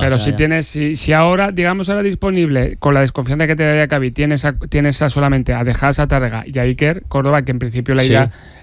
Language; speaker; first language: Spanish; native; Spanish